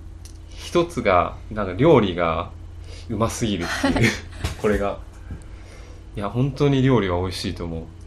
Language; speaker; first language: Japanese; native; Japanese